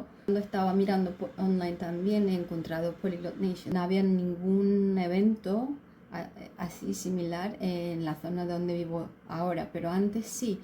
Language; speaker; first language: Spanish; non-native, fluent; Turkish